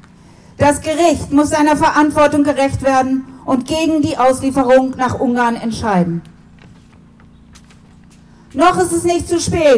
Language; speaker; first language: German; native; German